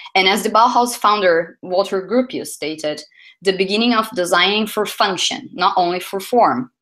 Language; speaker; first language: English; non-native, fluent; Portuguese